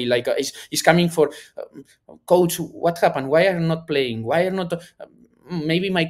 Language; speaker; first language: English; non-native, learner; Spanish